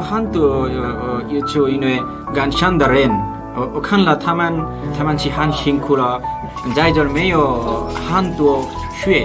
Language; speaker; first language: Chinese; non-native, learner; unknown